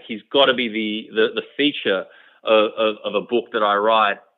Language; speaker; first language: English; native; English